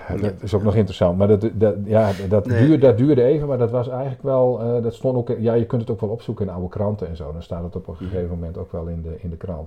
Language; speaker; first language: Dutch; native; Dutch